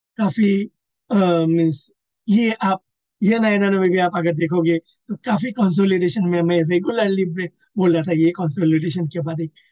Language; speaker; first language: Hindi; non-native, local second language; Assamese